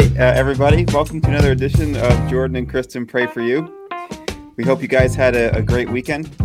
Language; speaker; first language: English; native; English